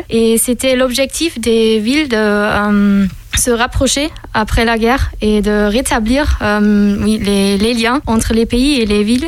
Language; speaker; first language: French; non-native, fluent; German